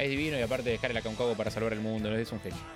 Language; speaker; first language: Spanish; native; Spanish